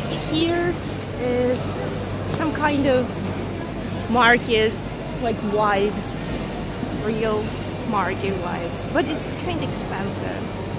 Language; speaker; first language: English; non-native, fluent; Russian